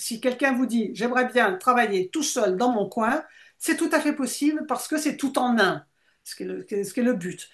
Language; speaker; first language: French; native; French